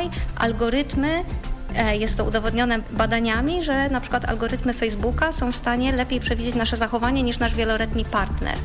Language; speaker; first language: Polish; native; Polish